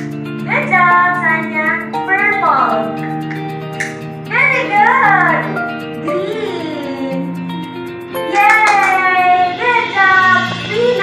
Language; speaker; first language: English; non-native, local second language; Filipino